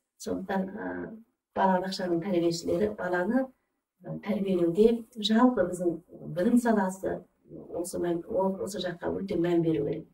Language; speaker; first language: Kazakh; early bilingual, heritage; Kazakh